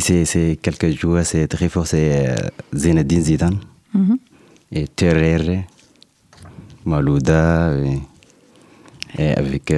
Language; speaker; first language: French; non-native, learner; Arabic